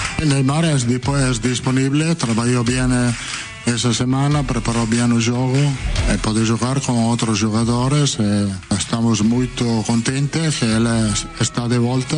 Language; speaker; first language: Portuguese; non-native, learner; Italian